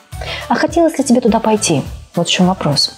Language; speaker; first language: Russian; native; Russian